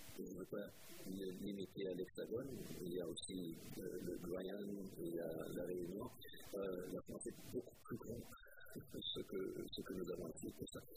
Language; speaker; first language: French; non-native, fluent; German